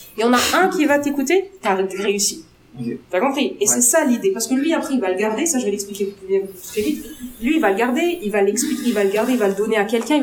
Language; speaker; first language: French; non-native, local second language; Arabic